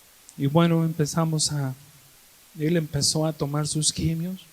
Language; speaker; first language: Spanish; native; Spanish